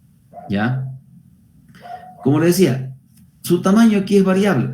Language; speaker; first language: Spanish; native; Spanish